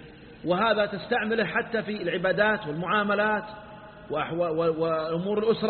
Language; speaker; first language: Arabic; native; Arabic